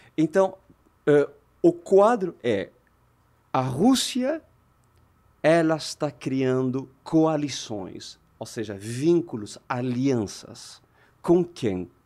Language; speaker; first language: Portuguese; non-native, fluent; French